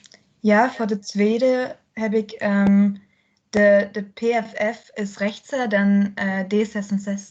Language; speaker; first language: Dutch; non-native, learner; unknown